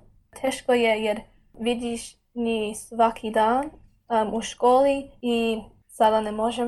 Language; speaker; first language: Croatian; early bilingual, heritage; Croatian